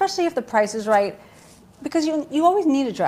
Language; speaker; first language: English; native; English